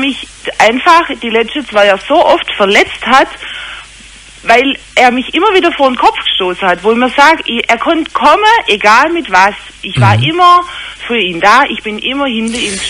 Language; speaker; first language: German; native; German